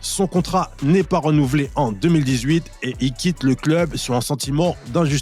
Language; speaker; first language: French; native; French